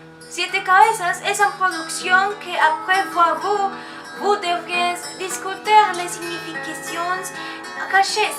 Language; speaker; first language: French; non-native, learner; Spanish